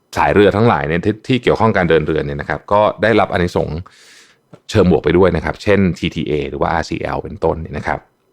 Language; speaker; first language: Thai; native; Thai